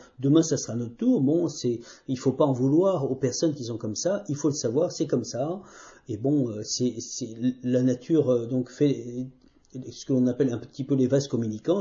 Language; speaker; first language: French; native; French